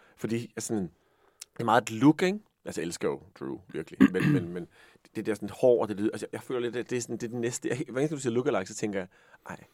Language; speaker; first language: Danish; native; Danish